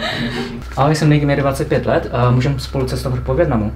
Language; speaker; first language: Czech; early bilingual, other home language; Vietnamese